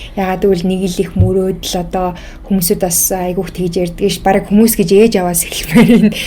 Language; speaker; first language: Mongolian; early bilingual, heritage; Mongolian